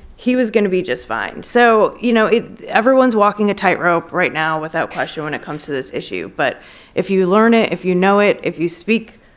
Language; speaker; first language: English; native; English